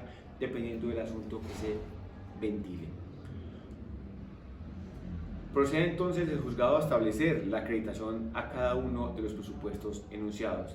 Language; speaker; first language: Spanish; native; Spanish